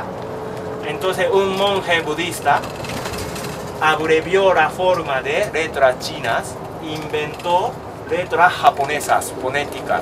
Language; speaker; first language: Spanish; non-native, learner; Japanese